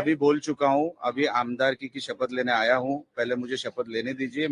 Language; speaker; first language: Hindi; non-native, local second language; Marathi